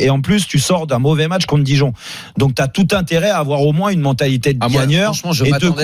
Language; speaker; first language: French; native; French